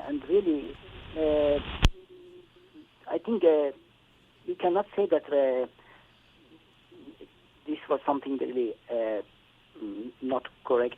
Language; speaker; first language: English; non-native, fluent; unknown